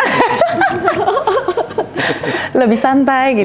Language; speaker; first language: Indonesian; native; Indonesian